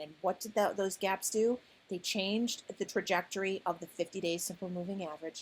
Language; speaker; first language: English; native; English